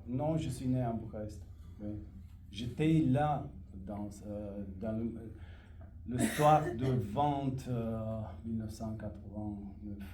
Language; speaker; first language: French; non-native, fluent; Romanian